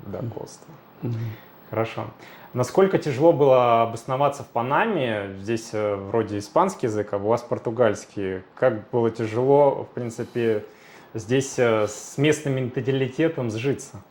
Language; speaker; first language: Russian; native; Russian